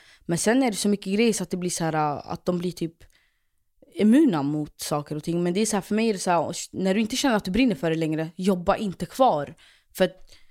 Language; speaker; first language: Swedish; native; Swedish